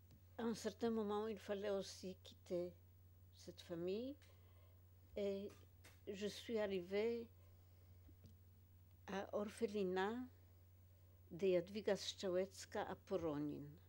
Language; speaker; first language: French; non-native, fluent; Polish